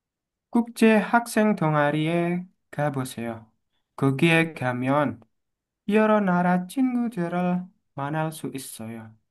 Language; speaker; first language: Korean; non-native, learner; Indonesian